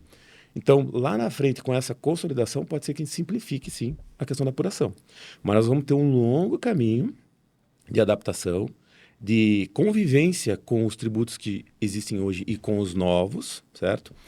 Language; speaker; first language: Portuguese; native; Portuguese